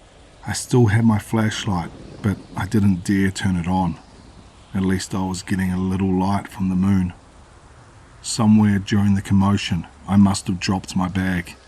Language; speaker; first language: English; native; English